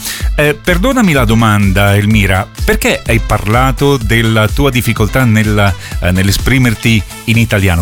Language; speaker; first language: Italian; native; Italian